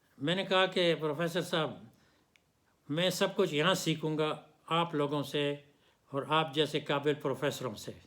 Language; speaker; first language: Urdu; non-native, local second language; Pashto